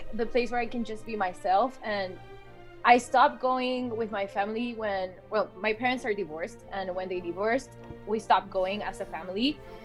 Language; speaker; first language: English; non-native, fluent; Spanish